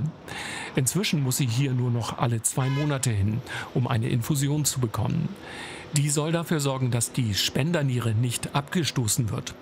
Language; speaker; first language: German; native; German